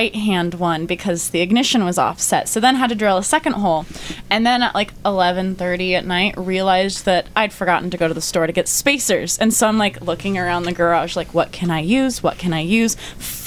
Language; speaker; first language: English; native; English